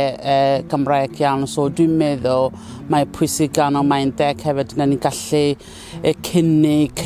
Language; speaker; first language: Welsh; non-native, fluent; Southern Sotho